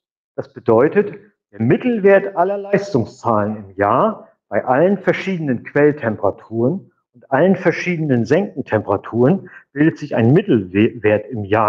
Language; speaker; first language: German; native; German